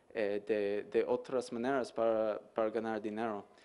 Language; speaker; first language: Spanish; non-native, learner; English